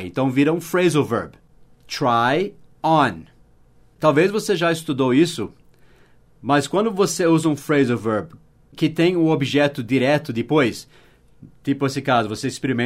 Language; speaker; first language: Portuguese; non-native, fluent; English